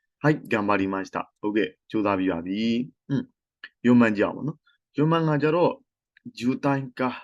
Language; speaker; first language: Japanese; non-native, learner; Burmese